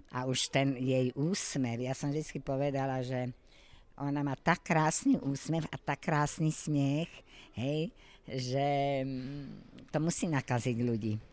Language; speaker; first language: Slovak; native; Slovak